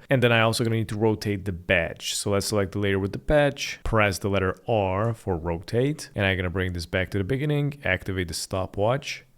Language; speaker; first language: English; non-native, fluent; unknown